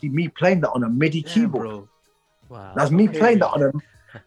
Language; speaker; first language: English; native; English